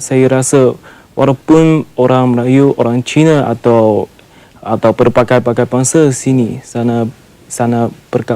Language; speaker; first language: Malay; non-native, learner; Chinese